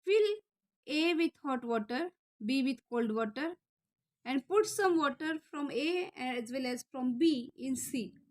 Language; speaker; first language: English; non-native, local second language; Marathi